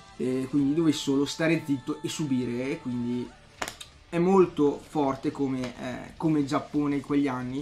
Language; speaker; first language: Italian; native; Italian